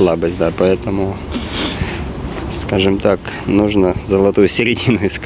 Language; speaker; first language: Russian; native; Russian